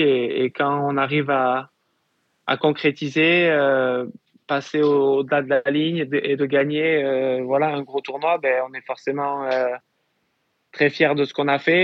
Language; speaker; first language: French; native; French